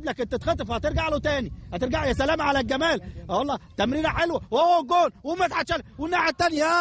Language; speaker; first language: Arabic; native; Arabic